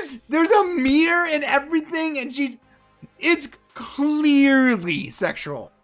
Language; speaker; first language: English; native; English